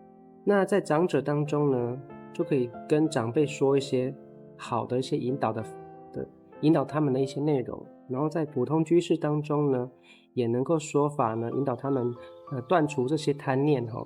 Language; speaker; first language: Chinese; native; Chinese